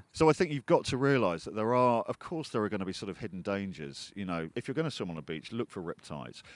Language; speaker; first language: English; native; English